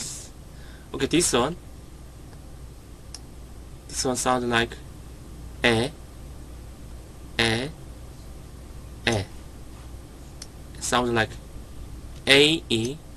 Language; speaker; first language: English; non-native, learner; Korean